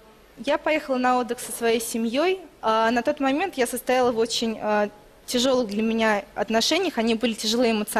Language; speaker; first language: Russian; native; Russian